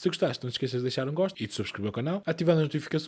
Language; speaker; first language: Portuguese; native; Portuguese